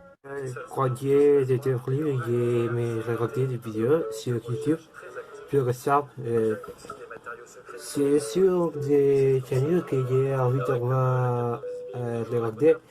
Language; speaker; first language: French; non-native, learner; Spanish